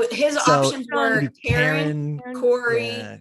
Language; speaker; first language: English; native; English